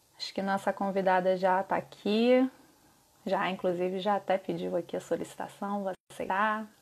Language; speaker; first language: Portuguese; native; Portuguese